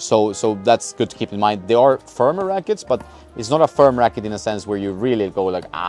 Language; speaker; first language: English; non-native, fluent; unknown